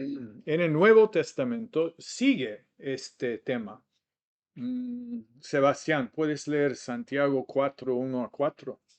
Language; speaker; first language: Spanish; non-native, fluent; English